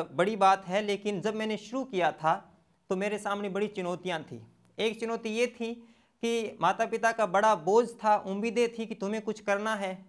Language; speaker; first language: Hindi; native; Hindi